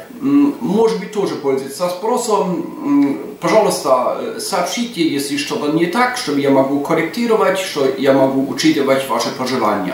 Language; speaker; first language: Russian; non-native, fluent; German